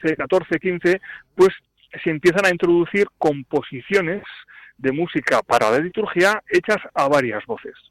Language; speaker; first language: Spanish; native; Spanish